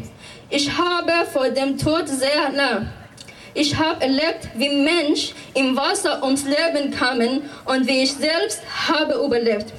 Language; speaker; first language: German; non-native, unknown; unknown